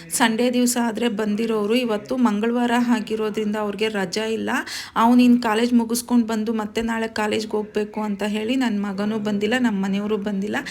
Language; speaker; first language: Kannada; native; Kannada